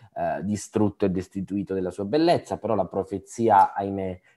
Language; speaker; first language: Italian; native; Italian